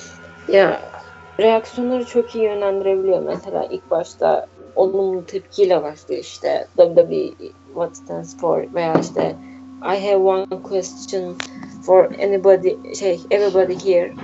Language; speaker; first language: Turkish; native; Turkish